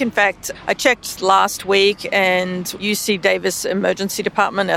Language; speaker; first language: English; native; English